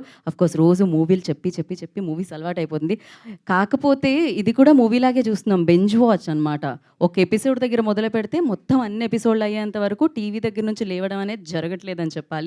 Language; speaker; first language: Telugu; native; Telugu